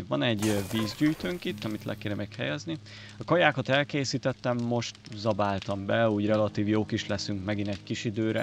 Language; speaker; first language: Hungarian; native; Hungarian